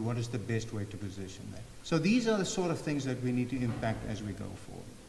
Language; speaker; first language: English; non-native, local second language; Afrikaans